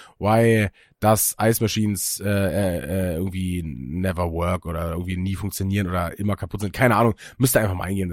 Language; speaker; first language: German; native; German